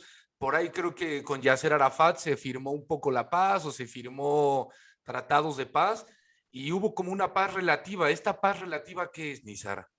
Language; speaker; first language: Spanish; native; Spanish